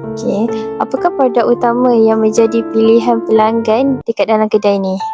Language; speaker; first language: Malay; native; Malay